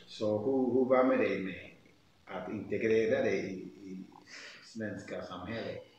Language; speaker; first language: Swedish; non-native, fluent; Spanish